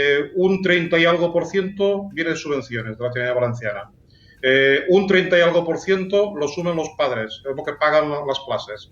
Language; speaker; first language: Spanish; native; Spanish